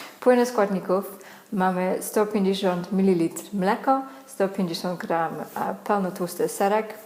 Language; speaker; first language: Polish; non-native, learner; English